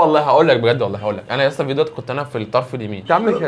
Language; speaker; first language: Arabic; native; Arabic